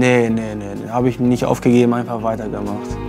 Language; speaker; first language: German; non-native, fluent; Albanian